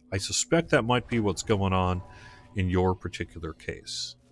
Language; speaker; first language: English; native; English